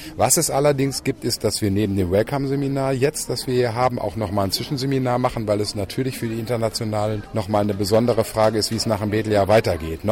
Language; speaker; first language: German; native; German